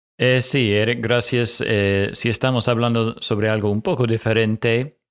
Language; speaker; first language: Spanish; non-native, fluent; English